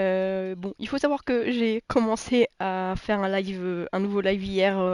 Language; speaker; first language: French; native; French